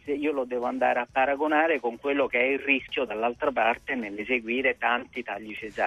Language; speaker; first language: Italian; native; Italian